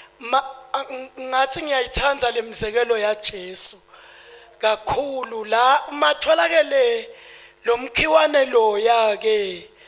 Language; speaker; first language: Zulu; native; Zulu